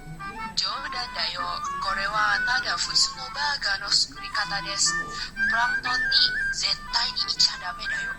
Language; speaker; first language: Japanese; non-native, learner; Indonesian